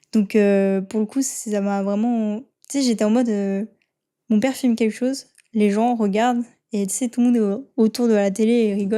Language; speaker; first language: French; native; French